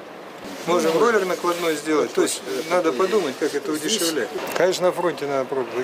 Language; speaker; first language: Russian; native; Russian